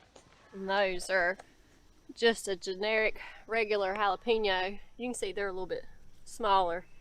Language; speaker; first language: English; native; English